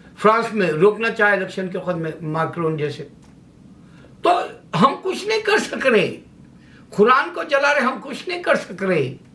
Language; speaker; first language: Urdu; native; Urdu